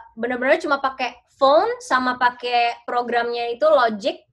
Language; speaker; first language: Indonesian; native; Indonesian